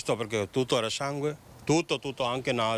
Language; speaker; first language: Italian; non-native, learner; Bangla